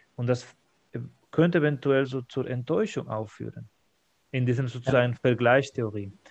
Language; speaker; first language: German; non-native, fluent; Spanish